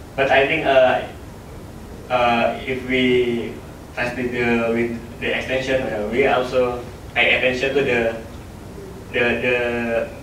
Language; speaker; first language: English; non-native, learner; Indonesian